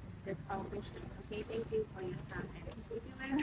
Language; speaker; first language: English; non-native, learner; Thai